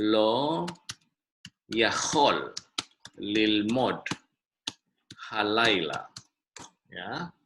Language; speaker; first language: Hebrew; non-native, fluent; Indonesian